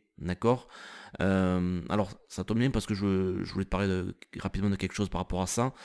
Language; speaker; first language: French; native; French